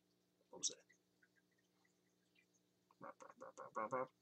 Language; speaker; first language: English; native; English